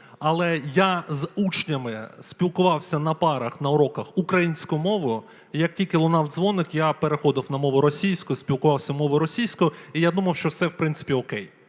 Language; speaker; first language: Ukrainian; non-native, local second language; Russian